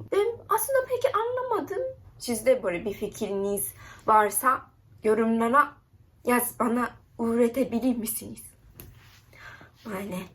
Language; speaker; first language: Turkish; non-native, learner; Japanese